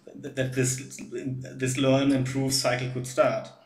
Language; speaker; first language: English; non-native, fluent; German